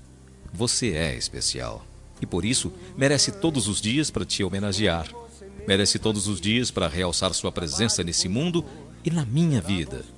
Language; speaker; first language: Portuguese; native; Portuguese